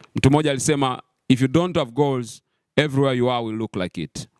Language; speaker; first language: English; non-native, local second language; Swahili